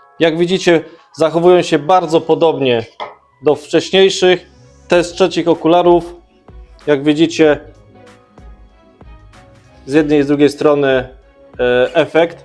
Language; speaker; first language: Polish; native; Polish